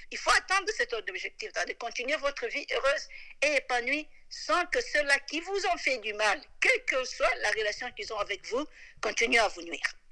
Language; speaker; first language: French; non-native, local second language; Lingala